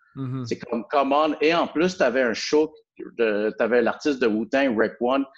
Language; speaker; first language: French; native; French